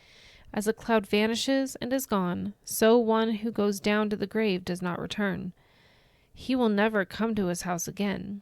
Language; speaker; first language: English; native; English